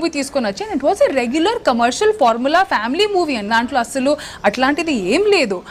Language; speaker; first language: Telugu; non-native, local second language; Hindi